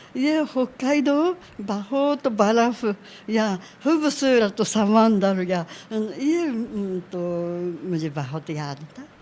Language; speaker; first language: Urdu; non-native, learner; Japanese